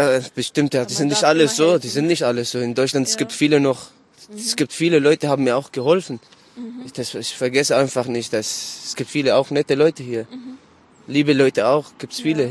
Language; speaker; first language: German; non-native, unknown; Arabic